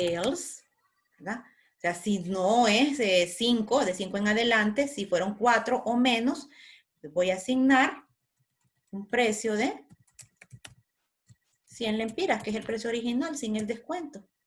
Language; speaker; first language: Spanish; native; Spanish